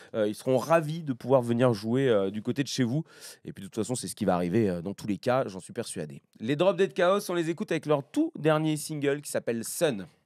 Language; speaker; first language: French; native; French